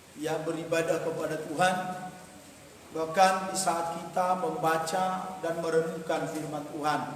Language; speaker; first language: Indonesian; non-native, local second language; Batak Toba